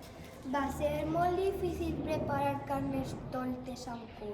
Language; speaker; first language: Catalan; non-native, local second language; Spanish